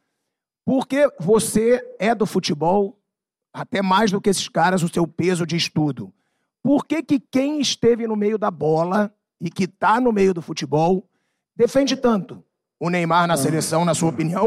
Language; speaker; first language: Portuguese; native; Portuguese